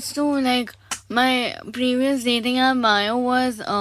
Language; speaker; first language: English; non-native, local second language; Bangla